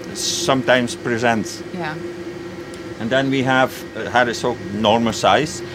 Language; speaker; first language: English; non-native, fluent; Dutch